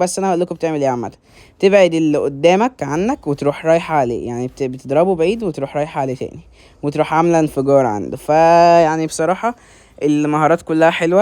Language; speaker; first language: Arabic; native; Arabic